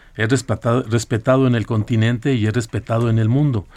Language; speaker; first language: Spanish; native; Spanish